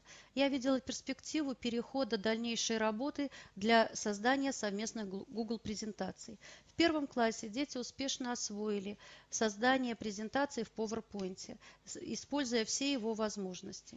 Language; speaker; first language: Russian; native; Russian